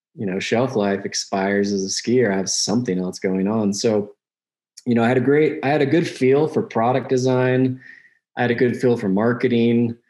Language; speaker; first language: English; native; English